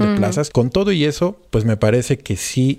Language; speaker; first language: Spanish; native; Spanish